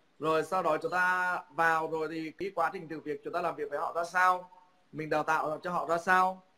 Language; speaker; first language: Vietnamese; native; Vietnamese